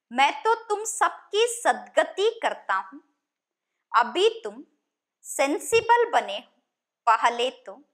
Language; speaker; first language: Hindi; non-native, local second language; Kannada